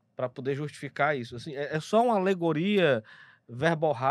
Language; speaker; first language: Portuguese; native; Portuguese